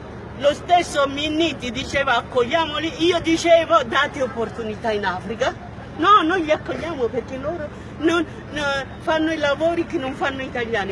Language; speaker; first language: Italian; non-native, fluent; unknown